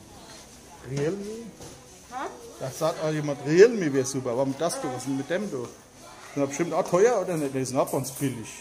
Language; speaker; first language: German; native; German